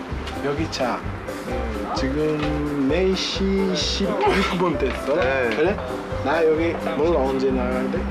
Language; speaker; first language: Korean; non-native, learner; Uzbek